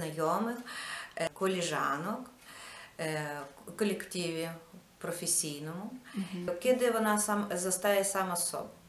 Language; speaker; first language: Polish; non-native, learner; Ukrainian